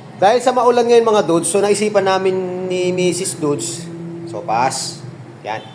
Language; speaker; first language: Filipino; native; Filipino